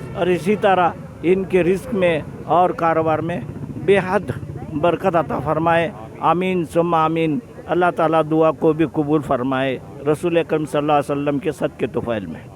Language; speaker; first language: Urdu; native; Urdu